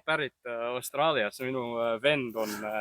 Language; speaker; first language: Estonian; non-native, learner; English